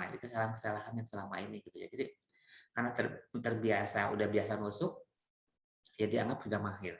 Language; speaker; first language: Indonesian; native; Indonesian